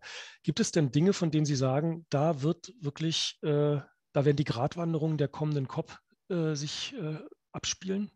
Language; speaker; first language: German; native; German